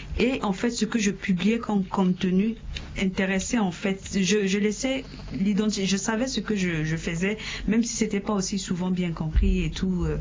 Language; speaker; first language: French; non-native, local second language; Sango